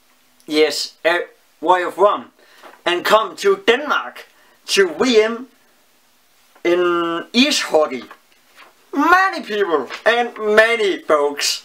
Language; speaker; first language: English; non-native, learner; Danish